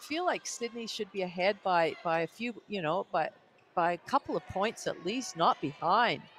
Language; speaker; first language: English; native; English